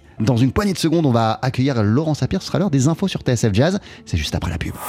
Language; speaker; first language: French; native; French